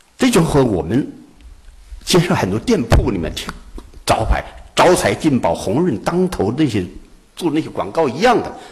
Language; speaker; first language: Chinese; native; Chinese